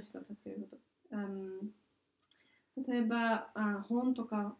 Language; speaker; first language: Japanese; non-native, fluent; English